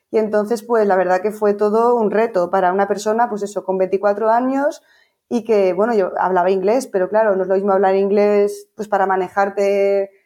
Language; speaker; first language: Spanish; native; Spanish